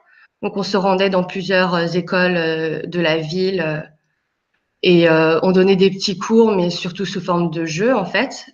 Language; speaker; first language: French; native; French